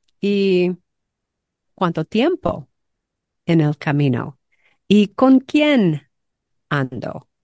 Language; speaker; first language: Spanish; non-native, learner; English